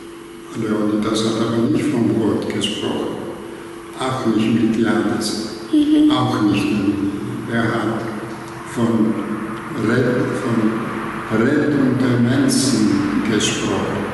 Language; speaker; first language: German; non-native, learner; Greek